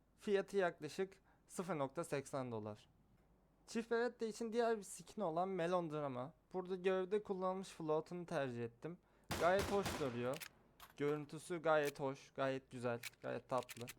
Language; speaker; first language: Turkish; native; Turkish